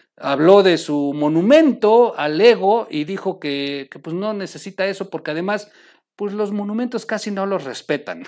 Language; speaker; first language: Spanish; native; Spanish